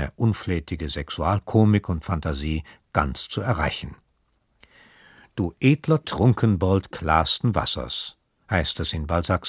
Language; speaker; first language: German; native; German